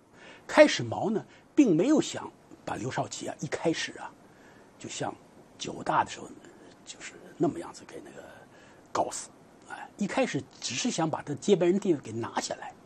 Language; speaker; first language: Chinese; native; Chinese